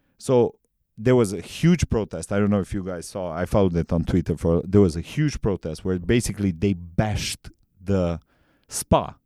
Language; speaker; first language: English; non-native, fluent; Romanian